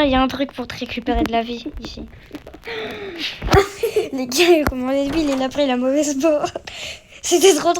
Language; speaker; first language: French; native; French